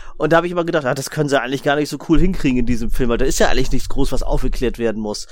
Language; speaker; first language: German; native; German